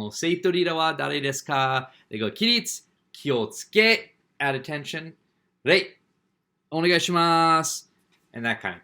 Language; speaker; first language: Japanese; non-native, fluent; English